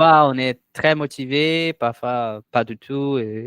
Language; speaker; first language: French; non-native, learner; Portuguese